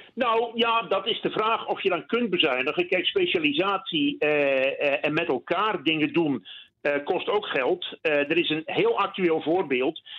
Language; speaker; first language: Dutch; native; Dutch